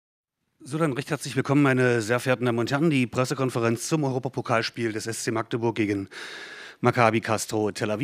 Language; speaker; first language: German; native; German